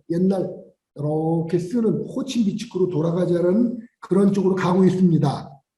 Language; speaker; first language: Korean; native; Korean